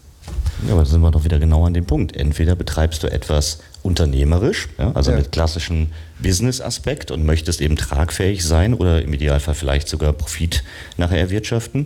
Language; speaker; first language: German; native; German